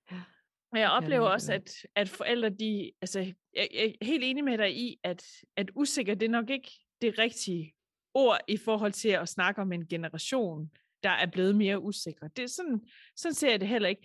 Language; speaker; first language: Danish; native; Danish